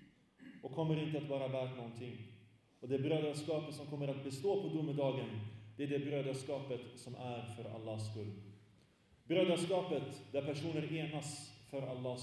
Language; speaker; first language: Swedish; early bilingual, other home language; Arabic